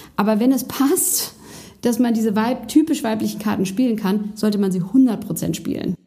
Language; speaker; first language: German; native; German